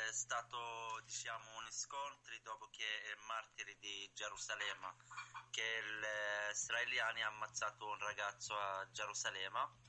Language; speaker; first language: Italian; non-native, learner; Arabic